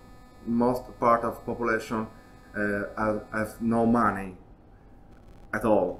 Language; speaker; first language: English; non-native, learner; Italian